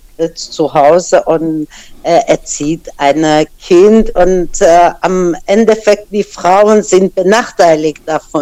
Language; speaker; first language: German; non-native, fluent; Persian